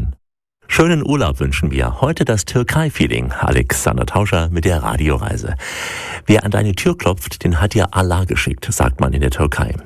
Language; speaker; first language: German; native; German